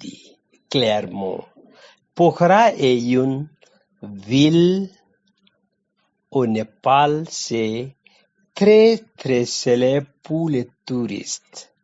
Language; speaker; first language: French; non-native, learner; Nepali